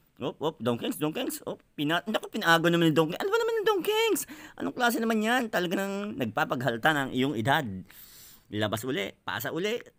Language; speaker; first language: Filipino; native; Filipino